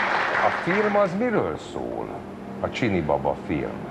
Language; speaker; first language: Hungarian; native; Hungarian